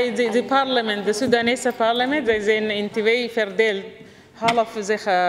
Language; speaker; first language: Dutch; non-native, learner; Arabic